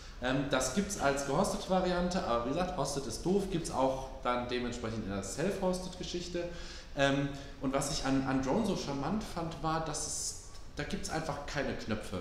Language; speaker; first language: German; native; German